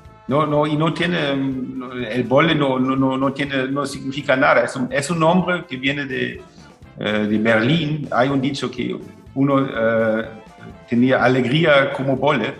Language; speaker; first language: Spanish; non-native, fluent; German